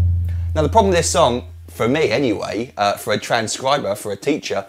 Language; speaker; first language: English; native; English